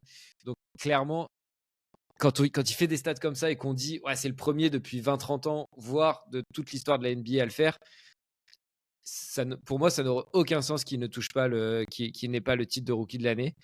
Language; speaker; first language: French; native; French